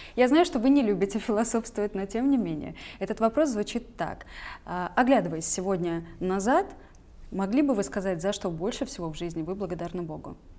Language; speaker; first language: Russian; native; Russian